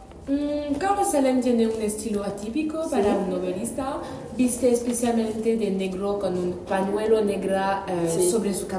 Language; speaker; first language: Spanish; non-native, learner; French